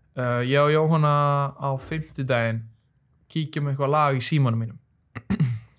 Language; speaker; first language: Icelandic; early bilingual, other home language; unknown